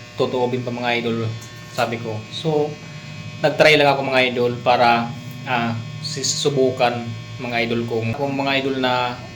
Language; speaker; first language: Filipino; non-native, local second language; Bikol